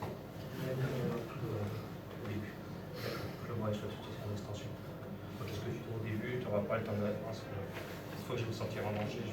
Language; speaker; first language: French; native; French